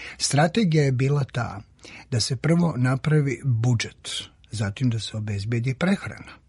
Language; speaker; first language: Croatian; native; Croatian